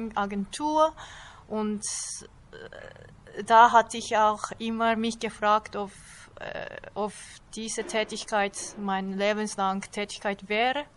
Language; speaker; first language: German; non-native, fluent; Japanese